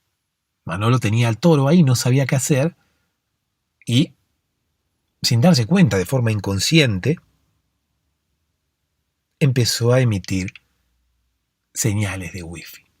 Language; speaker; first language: Spanish; native; Spanish